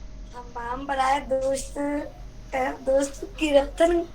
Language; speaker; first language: Persian; non-native, learner; Urdu